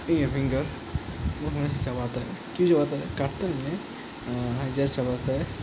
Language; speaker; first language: Hindi; non-native, local second language; Bangla